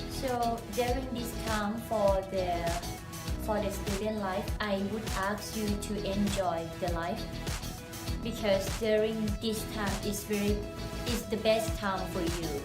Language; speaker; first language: English; non-native, fluent; Thai